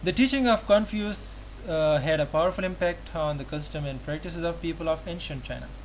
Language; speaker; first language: English; non-native, local second language; Urdu